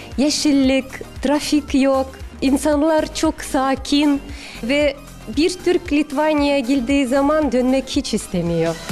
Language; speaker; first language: Turkish; non-native, fluent; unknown